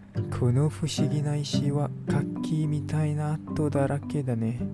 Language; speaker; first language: Japanese; non-native, learner; English